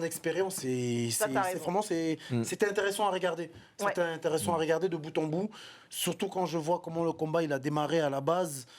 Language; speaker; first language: French; native; French